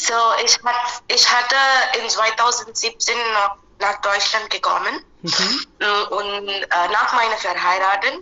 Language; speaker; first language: German; non-native, learner; Hindi